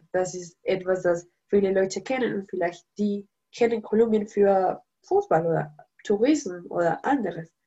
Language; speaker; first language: German; non-native, learner; Spanish